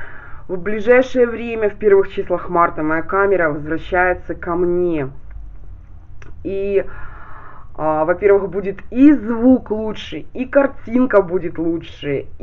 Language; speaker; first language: Russian; native; Russian